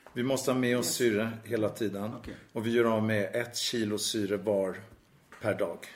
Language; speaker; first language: Swedish; native; Swedish